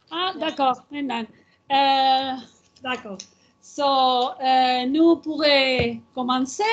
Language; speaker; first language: French; non-native, learner; Catalan